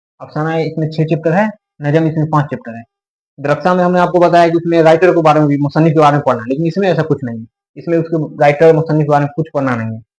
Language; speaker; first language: Hindi; native; Hindi